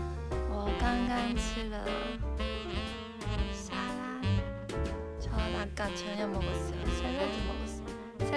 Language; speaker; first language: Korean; non-native, local second language; Chinese